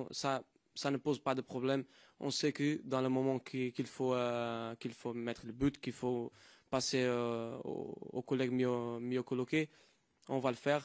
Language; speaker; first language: French; non-native, fluent; Portuguese